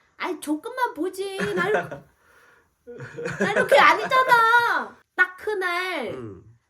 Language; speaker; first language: Korean; non-native, learner; Vietnamese